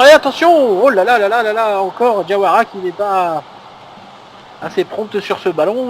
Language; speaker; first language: French; native; French